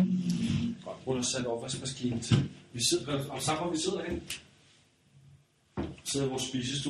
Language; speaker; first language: Danish; native; Danish